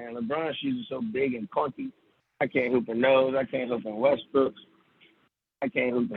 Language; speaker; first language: English; native; English